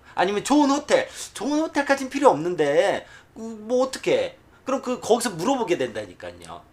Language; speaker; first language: Korean; native; Korean